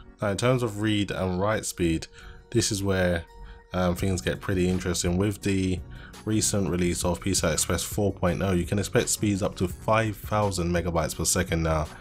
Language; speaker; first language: English; native; English